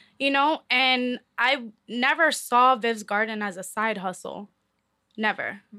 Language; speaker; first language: English; early bilingual, other home language; Spanish